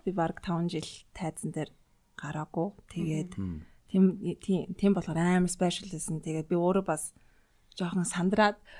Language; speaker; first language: Mongolian; early bilingual, heritage; Mongolian